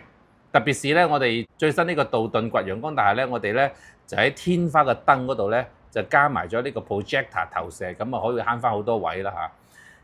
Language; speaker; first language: Cantonese; native; Cantonese